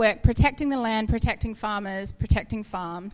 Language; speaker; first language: English; native; English